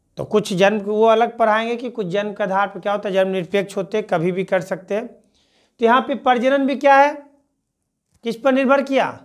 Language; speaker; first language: Hindi; native; Hindi